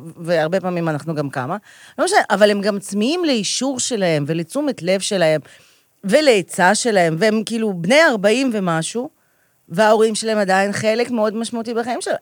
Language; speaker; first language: Hebrew; early bilingual, other home language; Russian